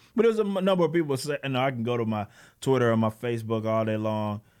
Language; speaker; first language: English; native; English